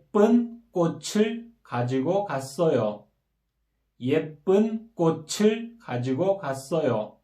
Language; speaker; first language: Korean; non-native, fluent; Kyrgyz